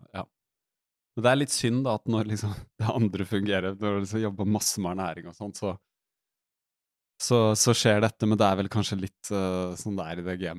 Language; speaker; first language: Norwegian; native; Norwegian